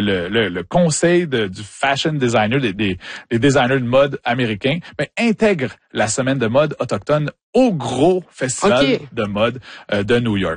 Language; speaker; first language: French; native; French